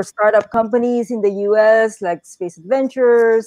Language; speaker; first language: English; non-native, local second language; Filipino